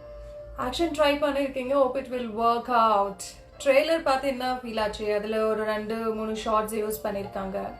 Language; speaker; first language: Tamil; non-native, local second language; Kannada